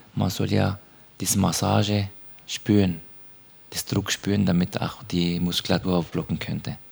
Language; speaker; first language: German; non-native, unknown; Turkish